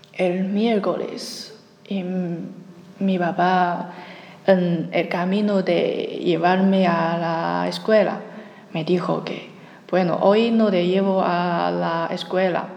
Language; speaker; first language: Spanish; non-native, learner; Chinese